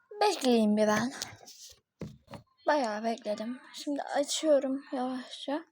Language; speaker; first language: Turkish; native; Turkish